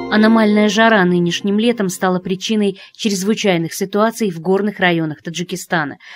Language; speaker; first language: Russian; non-native, local second language; Tajik